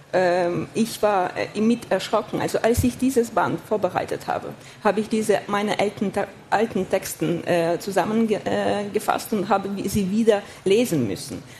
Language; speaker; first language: German; non-native, fluent; Ukrainian